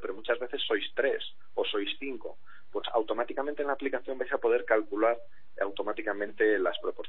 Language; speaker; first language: Spanish; native; Spanish